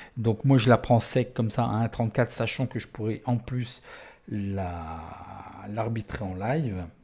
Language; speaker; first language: French; native; French